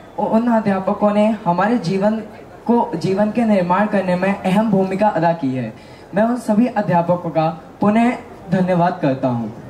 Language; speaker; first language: Hindi; native; Hindi